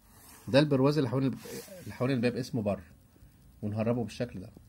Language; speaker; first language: Arabic; native; Arabic